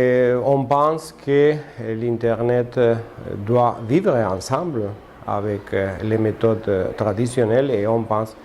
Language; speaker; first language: French; non-native, fluent; Spanish